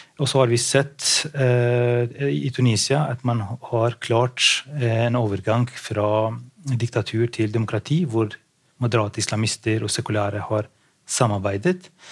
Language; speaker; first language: Norwegian; non-native, fluent; Albanian